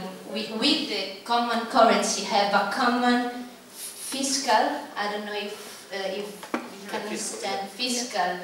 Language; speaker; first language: English; non-native, fluent; Italian